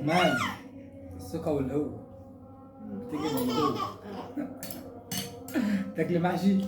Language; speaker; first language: Arabic; native; Arabic